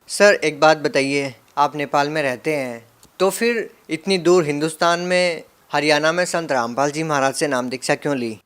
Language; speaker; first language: Hindi; native; Hindi